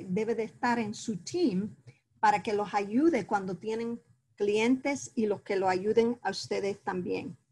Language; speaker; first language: Spanish; early bilingual, heritage; Spanish